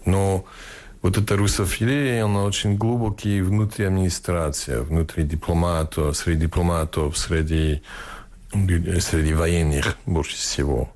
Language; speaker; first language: Russian; non-native, fluent; English